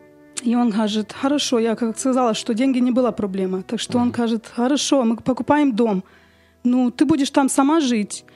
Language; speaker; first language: Russian; early bilingual, heritage; Russian